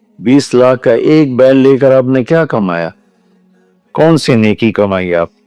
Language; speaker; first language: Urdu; non-native, local second language; Punjabi